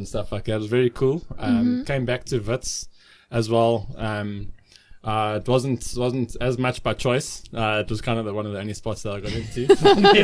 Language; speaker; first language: English; native; English